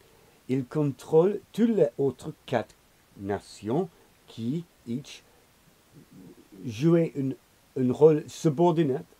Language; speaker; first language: French; non-native, learner; English